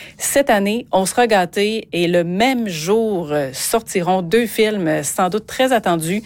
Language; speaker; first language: French; native; French